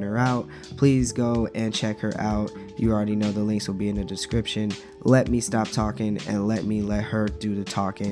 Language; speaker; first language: English; native; English